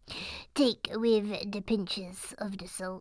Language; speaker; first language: English; native; English